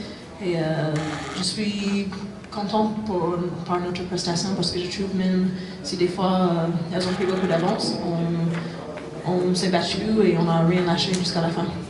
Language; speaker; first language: French; non-native, fluent; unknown